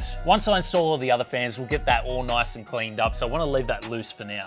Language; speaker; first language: English; native; English